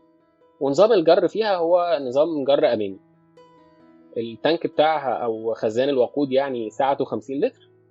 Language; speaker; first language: Arabic; native; Arabic